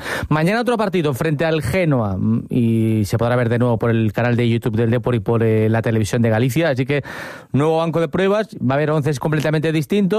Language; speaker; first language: Spanish; native; Spanish